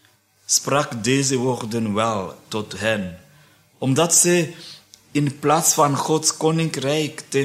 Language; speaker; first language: Dutch; non-native, fluent; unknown